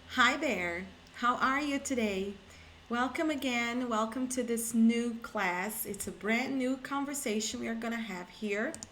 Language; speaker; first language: English; non-native, fluent; Portuguese